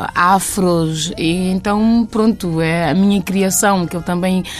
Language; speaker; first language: Portuguese; non-native, local second language; Kabuverdianu